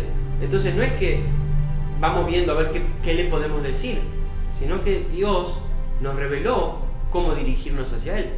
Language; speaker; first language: Spanish; native; Spanish